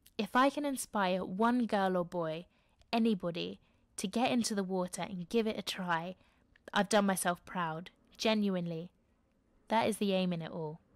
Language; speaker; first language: English; native; English